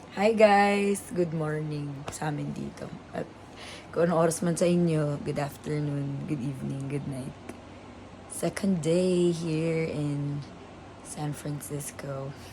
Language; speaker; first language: Filipino; native; Filipino